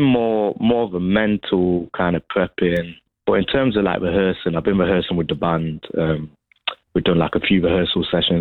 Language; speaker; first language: English; native; English